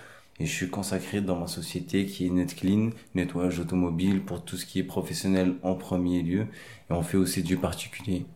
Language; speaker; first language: French; early bilingual, other home language; Arabic